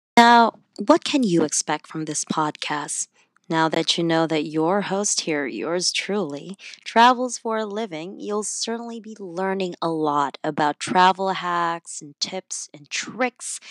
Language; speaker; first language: English; non-native, local second language; Cebuano